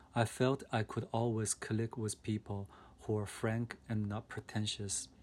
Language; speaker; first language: English; non-native, fluent; Chinese